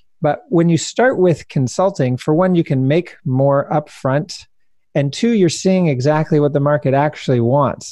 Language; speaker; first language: English; native; English